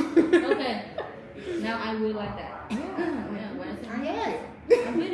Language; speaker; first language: English; non-native, learner; Vietnamese